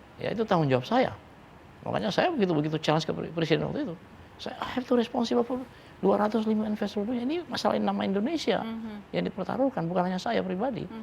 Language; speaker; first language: Indonesian; native; Indonesian